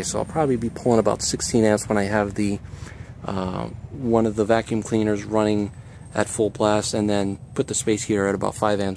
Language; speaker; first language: English; native; English